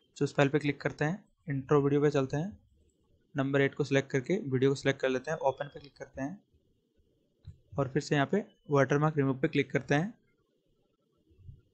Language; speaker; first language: Hindi; native; Hindi